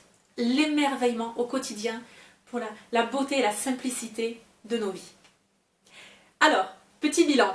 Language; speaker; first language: French; native; French